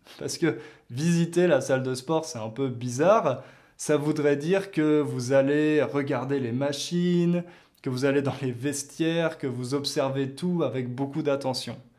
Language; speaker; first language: French; native; French